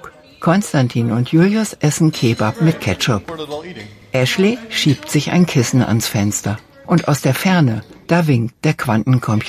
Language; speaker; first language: German; native; German